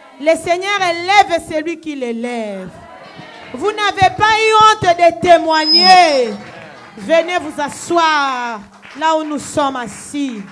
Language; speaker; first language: French; non-native, local second language; Lingala